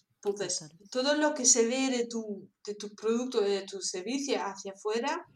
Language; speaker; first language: Spanish; non-native, fluent; German